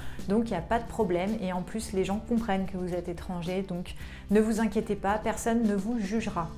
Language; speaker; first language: French; native; French